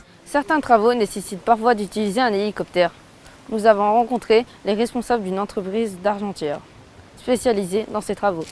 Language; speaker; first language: French; native; French